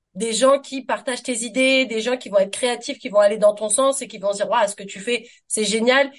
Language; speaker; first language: French; native; French